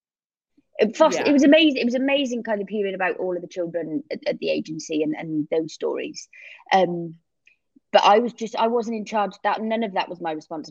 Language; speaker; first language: English; native; English